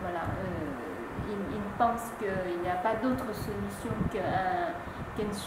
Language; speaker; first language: French; non-native, fluent; Vietnamese